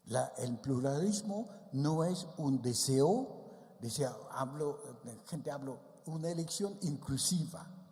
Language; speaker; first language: Spanish; non-native, fluent; Vietnamese